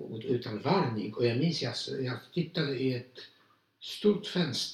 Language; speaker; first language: Swedish; non-native, fluent; Polish